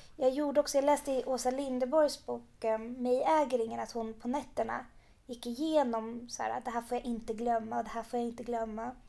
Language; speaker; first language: Swedish; early bilingual, other home language; Persian